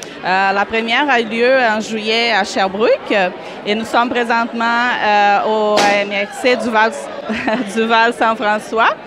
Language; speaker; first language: French; native; French